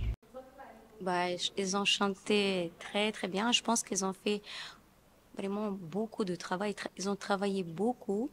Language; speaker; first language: French; non-native, fluent; Russian